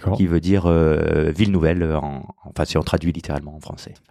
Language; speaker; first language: French; native; French